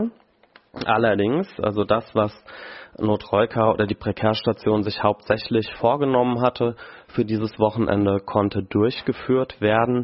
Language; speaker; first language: German; native; German